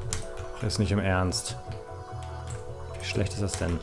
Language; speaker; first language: German; native; German